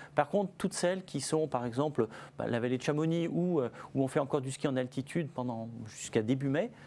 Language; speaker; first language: French; native; French